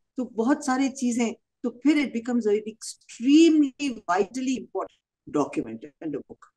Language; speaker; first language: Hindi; non-native, local second language; Tamil